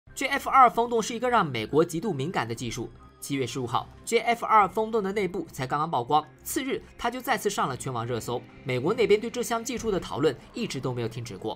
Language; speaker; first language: Chinese; native; Chinese